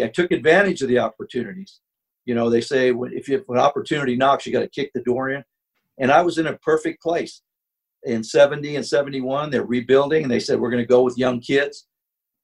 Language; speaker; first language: English; native; English